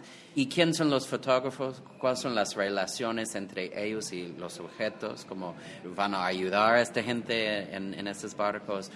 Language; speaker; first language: Spanish; non-native, fluent; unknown